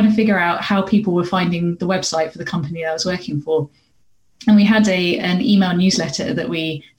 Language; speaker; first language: English; native; English